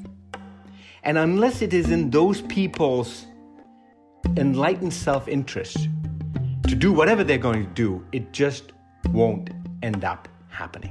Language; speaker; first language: English; non-native, local second language; Tamil